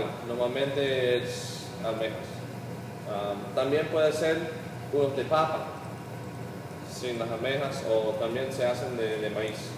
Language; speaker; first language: Spanish; early bilingual, heritage; Spanish